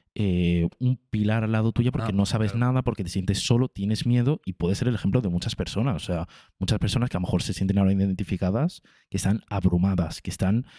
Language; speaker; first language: Spanish; native; Spanish